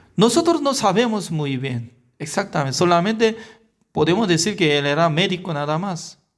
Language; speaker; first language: Spanish; non-native, fluent; Korean